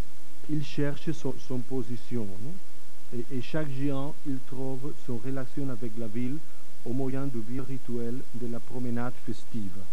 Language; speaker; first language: French; non-native, fluent; Catalan